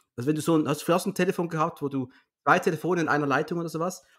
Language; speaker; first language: German; native; German